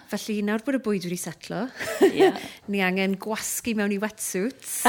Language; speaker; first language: Welsh; native; Welsh